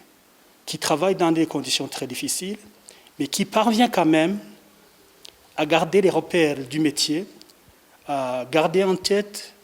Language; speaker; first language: French; non-native, local second language; Rundi